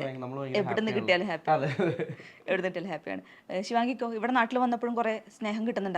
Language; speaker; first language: Malayalam; native; Malayalam